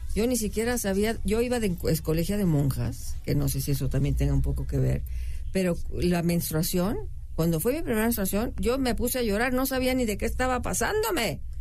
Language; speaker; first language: Spanish; native; Spanish